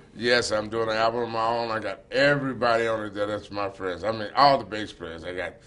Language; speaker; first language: English; native; English